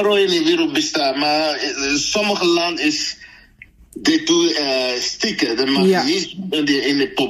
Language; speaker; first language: Dutch; non-native, learner; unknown